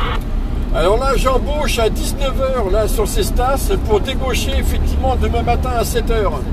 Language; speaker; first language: French; native; French